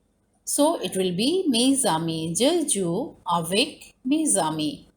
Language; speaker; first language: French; non-native, fluent; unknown